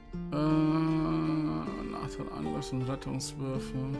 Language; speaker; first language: German; native; German